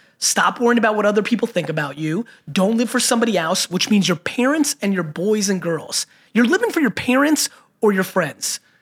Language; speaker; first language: English; early bilingual, other home language; Russian